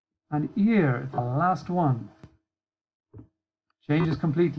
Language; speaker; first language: English; native; English